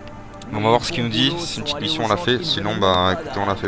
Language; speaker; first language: French; native; French